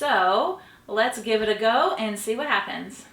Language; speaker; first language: English; native; English